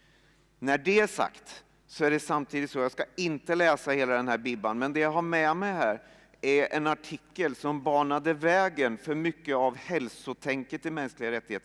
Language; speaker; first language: Swedish; native; Swedish